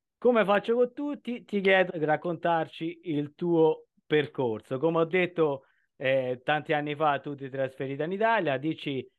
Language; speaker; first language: Italian; native; Italian